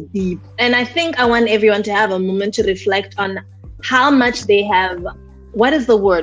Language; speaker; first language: English; non-native, local second language; Tswana